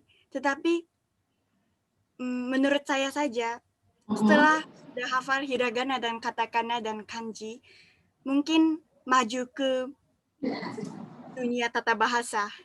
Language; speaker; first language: Indonesian; non-native, fluent; Japanese